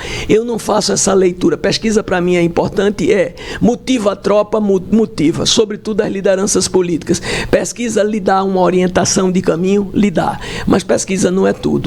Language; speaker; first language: Portuguese; native; Portuguese